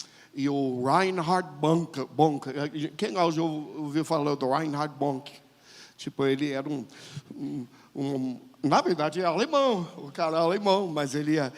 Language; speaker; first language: Portuguese; non-native, fluent; English